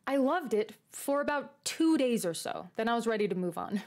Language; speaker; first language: English; native; English